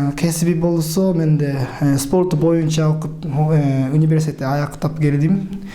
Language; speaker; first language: Kyrgyz; non-native, learner; Japanese